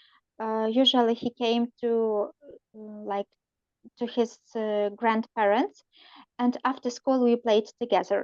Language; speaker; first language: English; non-native, learner; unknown